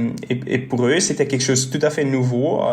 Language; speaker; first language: French; non-native, local second language; Dutch